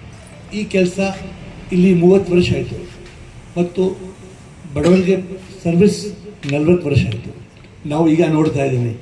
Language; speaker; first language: Kannada; non-native, local second language; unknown